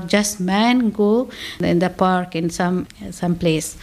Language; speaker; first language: English; non-native, learner; Persian